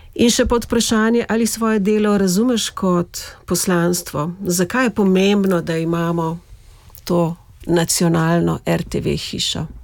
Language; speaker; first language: Slovenian; native; Slovenian